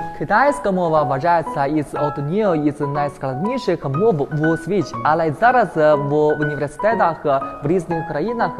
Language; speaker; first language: Ukrainian; non-native, fluent; Chinese